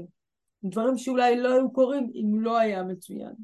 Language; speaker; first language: Hebrew; native; Hebrew